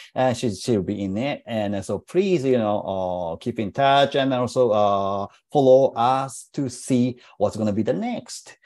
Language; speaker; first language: English; non-native, fluent; Japanese